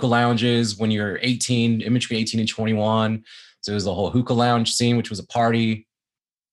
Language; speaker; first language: English; native; English